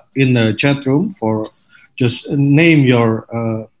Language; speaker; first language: English; non-native, fluent; Indonesian